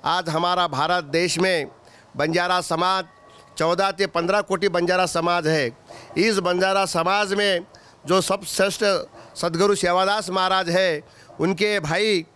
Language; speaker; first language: Hindi; non-native, local second language; Lambadi